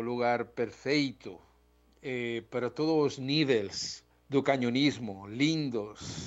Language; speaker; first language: Portuguese; non-native, learner; Spanish